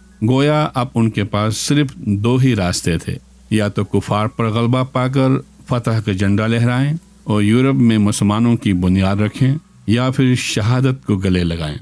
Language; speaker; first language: Urdu; non-native, local second language; Brahui